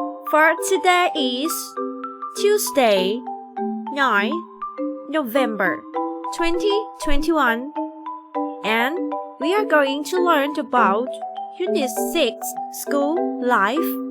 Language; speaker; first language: English; non-native, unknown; Thai